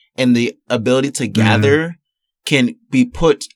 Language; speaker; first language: English; early bilingual, other home language; Yoruba